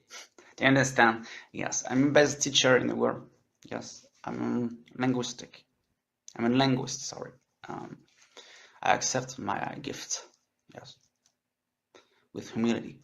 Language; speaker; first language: English; non-native, learner; French